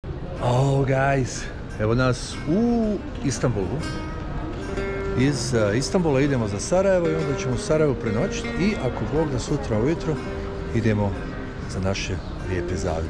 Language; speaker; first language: Croatian; native; Croatian